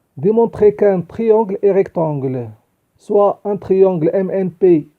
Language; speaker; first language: French; non-native, local second language; Arabic